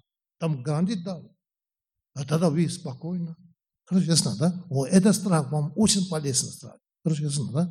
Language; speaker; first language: Russian; non-native, learner; Tibetan